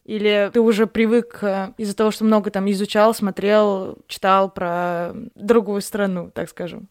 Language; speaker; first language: Russian; native; Russian